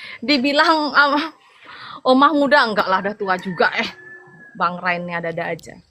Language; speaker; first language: Indonesian; non-native, local second language; Madurese